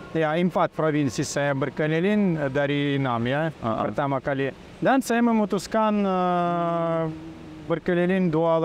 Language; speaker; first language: Indonesian; non-native, learner; Russian